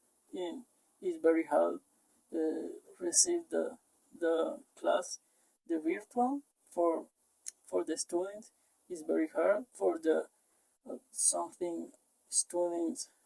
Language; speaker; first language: English; non-native, learner; Spanish